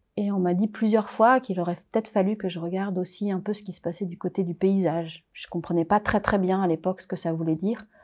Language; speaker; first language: French; native; French